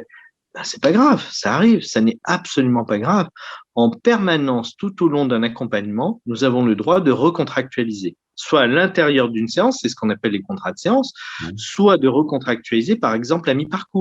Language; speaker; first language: French; native; French